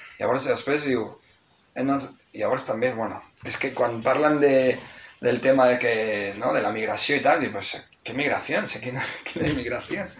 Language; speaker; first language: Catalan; non-native, local second language; Spanish